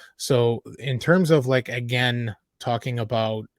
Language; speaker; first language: English; native; English